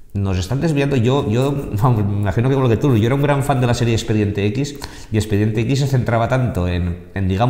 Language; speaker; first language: Spanish; non-native, local second language; Catalan